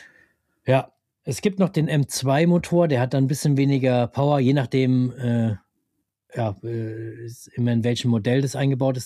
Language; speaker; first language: German; native; German